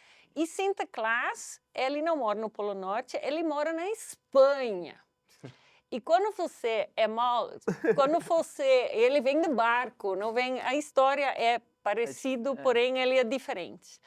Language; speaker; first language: Portuguese; non-native, fluent; Dutch